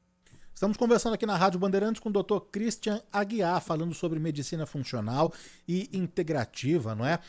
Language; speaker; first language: Portuguese; native; Portuguese